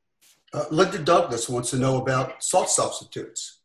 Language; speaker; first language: English; native; English